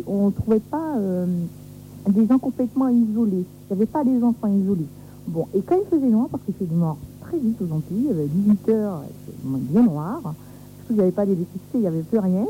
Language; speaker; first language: French; native; French